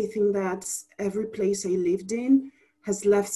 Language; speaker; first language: English; non-native, fluent; Italian